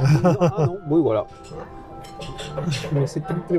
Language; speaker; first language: French; non-native, fluent; Spanish